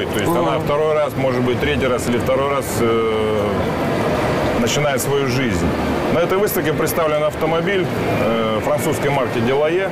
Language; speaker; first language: Russian; native; Russian